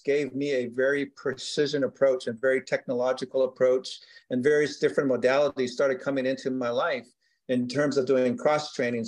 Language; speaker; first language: English; native; English